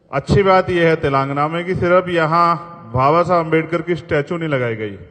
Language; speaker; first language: Hindi; native; Hindi